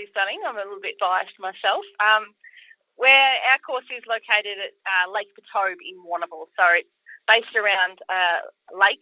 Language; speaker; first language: English; native; English